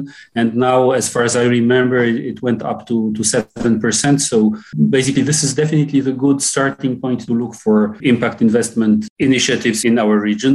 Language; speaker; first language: English; non-native, fluent; Polish